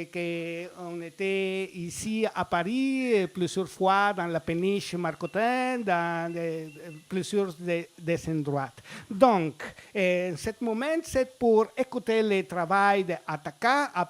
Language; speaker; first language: French; non-native, fluent; Spanish